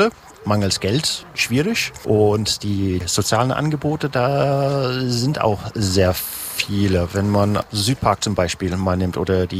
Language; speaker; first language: German; native; German